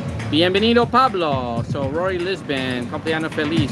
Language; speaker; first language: Spanish; non-native, learner; English